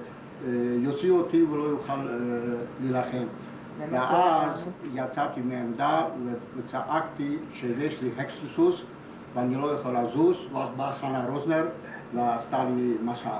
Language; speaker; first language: Hebrew; non-native, fluent; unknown